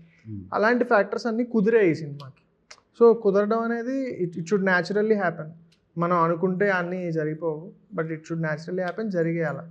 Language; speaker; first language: Telugu; native; Telugu